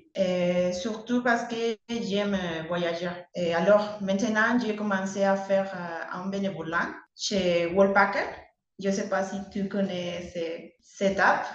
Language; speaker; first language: French; non-native, learner; Spanish